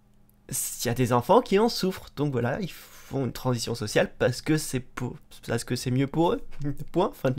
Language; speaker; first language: French; native; French